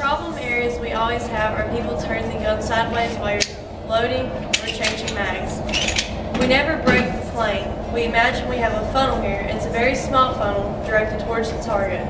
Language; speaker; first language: English; native; English